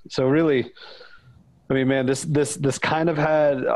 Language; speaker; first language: English; native; English